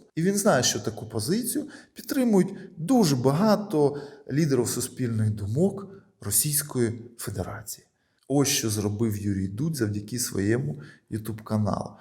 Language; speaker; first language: Ukrainian; non-native, local second language; Russian